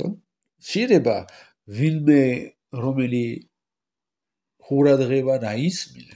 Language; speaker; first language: Georgian; non-native, learner; French